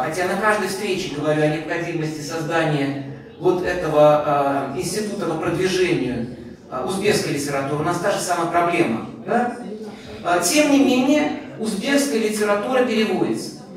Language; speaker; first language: Russian; non-native, local second language; Uzbek